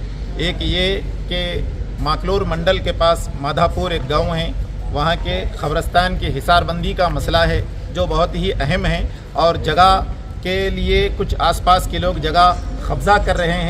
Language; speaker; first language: Urdu; native; Urdu